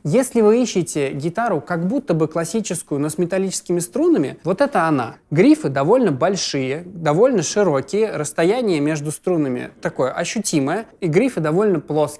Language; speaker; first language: Russian; native; Russian